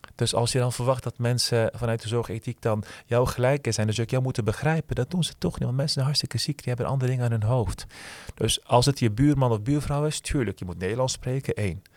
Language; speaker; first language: Dutch; early bilingual, other home language; Turkish